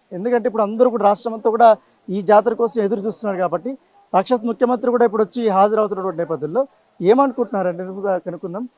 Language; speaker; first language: Telugu; native; Telugu